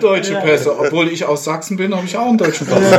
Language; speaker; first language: German; native; German